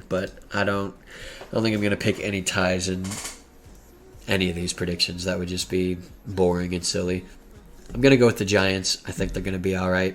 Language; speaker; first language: English; native; English